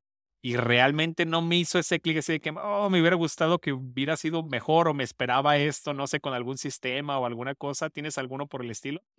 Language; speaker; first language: Spanish; native; Spanish